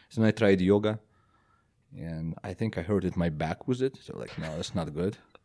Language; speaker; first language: English; non-native, fluent; Belarusian